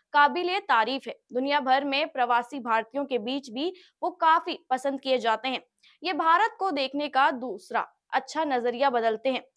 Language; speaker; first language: Hindi; native; Hindi